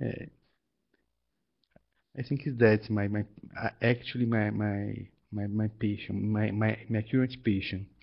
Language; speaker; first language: English; non-native, learner; Portuguese